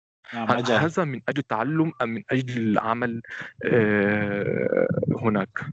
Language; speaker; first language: Arabic; non-native, fluent; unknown